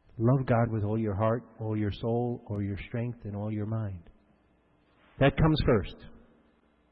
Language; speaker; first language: English; native; English